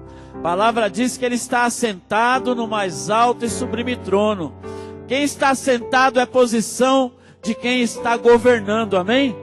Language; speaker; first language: Portuguese; native; Portuguese